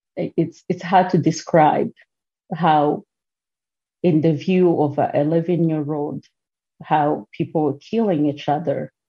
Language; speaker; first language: English; non-native, local second language; Kinyarwanda